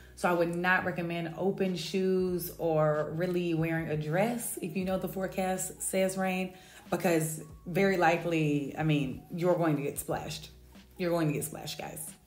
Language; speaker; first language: English; native; English